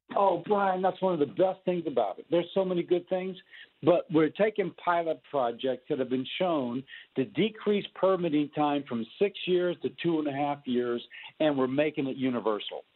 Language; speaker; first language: English; native; English